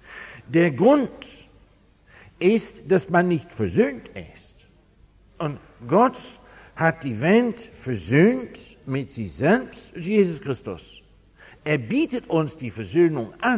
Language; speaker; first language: German; non-native, fluent; English